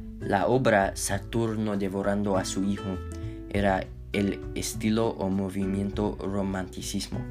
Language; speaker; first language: Spanish; non-native, learner; English